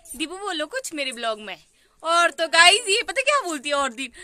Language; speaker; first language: Hindi; non-native, local second language; Pahari-Potwari